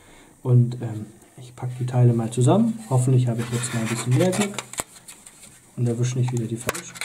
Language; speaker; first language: German; native; German